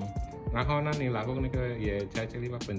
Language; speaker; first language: Chinese; non-native, fluent; Indonesian